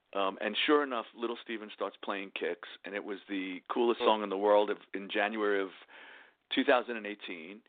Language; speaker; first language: English; native; English